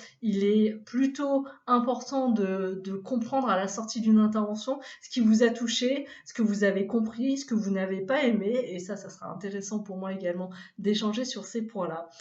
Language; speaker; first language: French; native; French